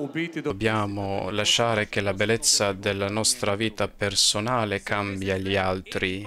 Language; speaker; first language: Italian; non-native, fluent; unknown